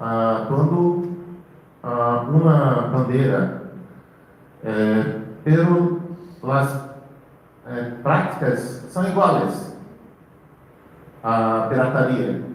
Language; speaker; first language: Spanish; non-native, learner; Portuguese